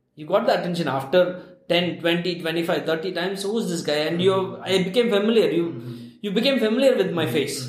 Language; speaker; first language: English; non-native, local second language; Tamil